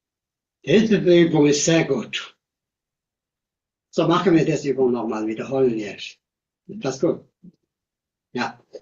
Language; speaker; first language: German; non-native, fluent; Tibetan